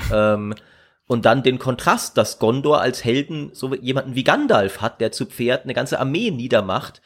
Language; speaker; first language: German; native; German